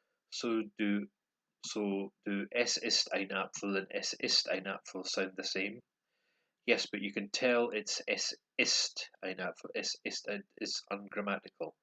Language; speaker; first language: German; non-native, learner; English